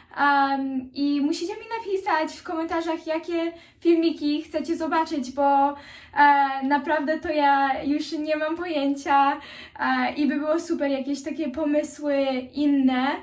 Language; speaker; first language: Polish; early bilingual, heritage; Polish